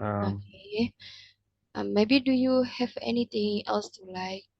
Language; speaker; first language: English; non-native, learner; Indonesian